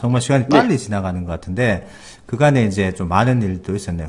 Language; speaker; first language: Korean; native; Korean